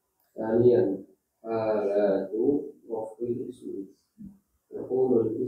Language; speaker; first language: Arabic; non-native, learner; Indonesian